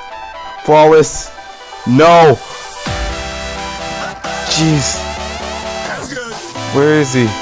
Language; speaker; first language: English; native; English